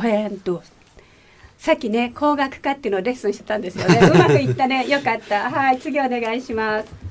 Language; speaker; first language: Japanese; native; Japanese